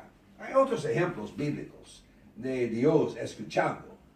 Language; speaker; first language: Spanish; non-native, learner; English